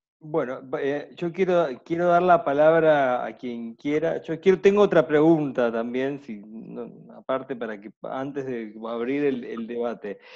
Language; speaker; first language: Spanish; native; Spanish